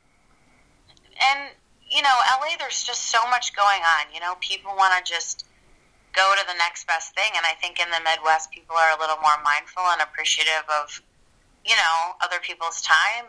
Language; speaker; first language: English; native; English